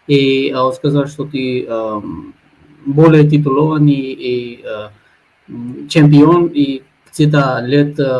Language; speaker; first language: Russian; non-native, fluent; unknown